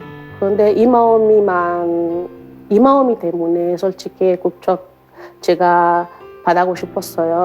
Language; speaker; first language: Korean; non-native, learner; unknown